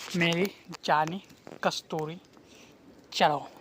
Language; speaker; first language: Hindi; non-native, local second language; Marathi